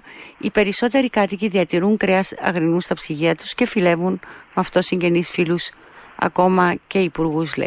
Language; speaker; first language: Greek; native; Greek